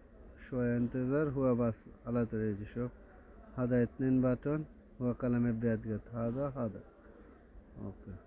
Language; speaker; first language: Arabic; non-native, learner; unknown